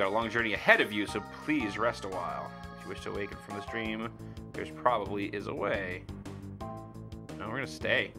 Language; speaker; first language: English; native; English